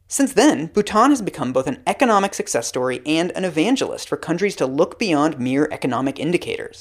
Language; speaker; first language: English; native; English